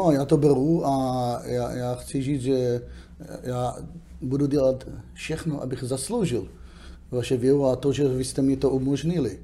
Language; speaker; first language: Czech; non-native, fluent; Hebrew